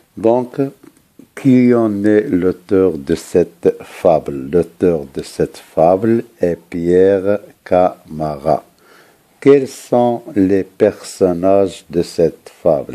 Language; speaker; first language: French; non-native, local second language; Arabic